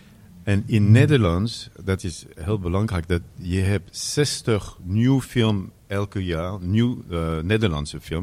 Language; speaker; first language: Dutch; non-native, learner; French